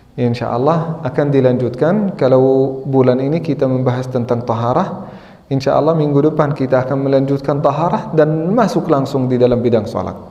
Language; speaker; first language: Indonesian; non-native, fluent; Arabic